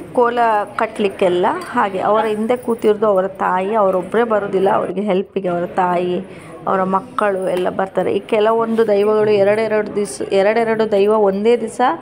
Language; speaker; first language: Kannada; non-native, local second language; Tulu